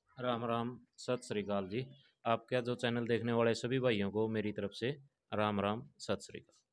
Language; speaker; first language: Hindi; native; Hindi